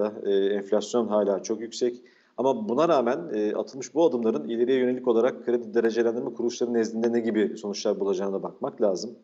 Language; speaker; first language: Turkish; native; Turkish